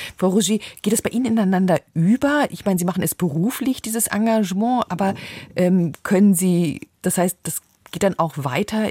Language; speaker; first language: German; native; German